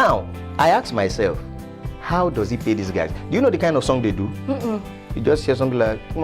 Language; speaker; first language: English; non-native, local second language; Yoruba